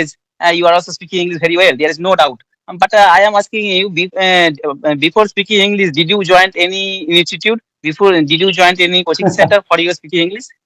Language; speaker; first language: English; non-native, learner; Bangla